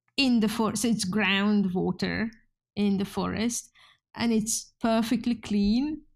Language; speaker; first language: English; non-native, fluent; Hungarian